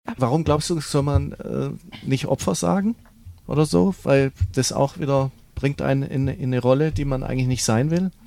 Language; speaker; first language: German; native; German